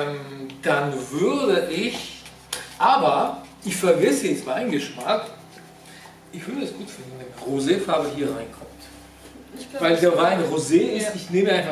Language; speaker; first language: German; non-native, fluent; Georgian